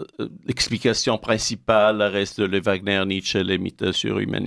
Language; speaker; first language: French; non-native, fluent; Italian